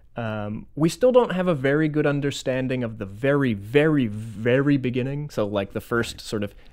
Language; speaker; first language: English; native; English